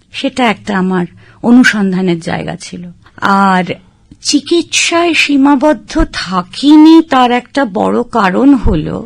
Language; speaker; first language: Bangla; native; Bangla